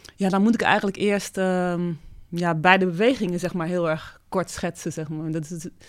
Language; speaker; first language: Dutch; native; Dutch